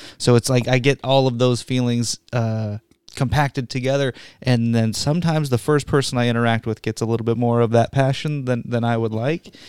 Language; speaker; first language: English; native; English